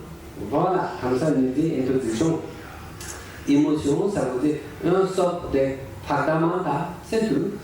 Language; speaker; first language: French; non-native, learner; Tibetan